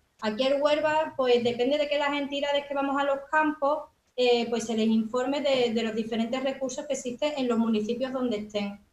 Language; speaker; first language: Spanish; native; Spanish